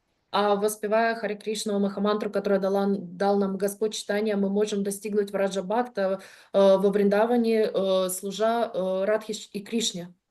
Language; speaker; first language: Russian; native; Russian